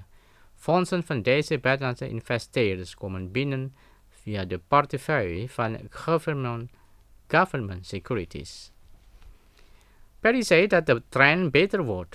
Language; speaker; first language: Dutch; non-native, fluent; Indonesian